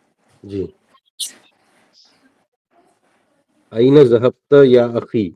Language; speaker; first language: Arabic; non-native, learner; Urdu